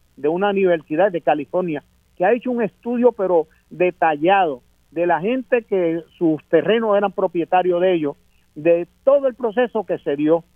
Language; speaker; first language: Spanish; native; Spanish